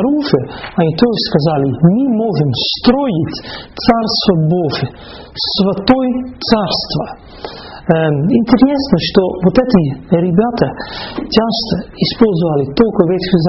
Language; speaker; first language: Russian; non-native, fluent; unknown